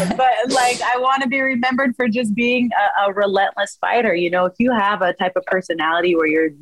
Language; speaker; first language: English; native; English